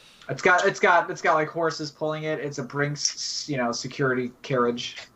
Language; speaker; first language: English; native; English